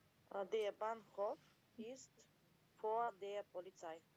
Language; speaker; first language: German; non-native, learner; Macedonian